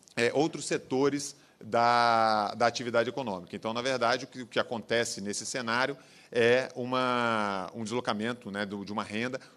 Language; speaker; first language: Portuguese; native; Portuguese